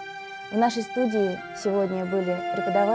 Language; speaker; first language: Russian; native; Russian